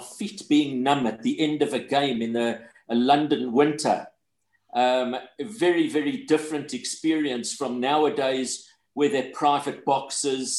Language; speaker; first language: English; native; English